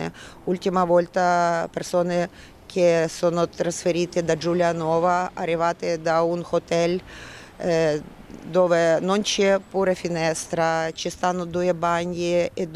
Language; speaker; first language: Italian; non-native, learner; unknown